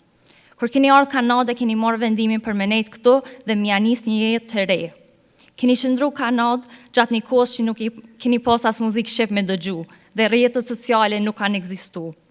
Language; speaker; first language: Albanian; early bilingual, heritage; Albanian